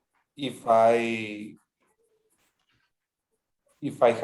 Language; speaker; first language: English; non-native, learner; Spanish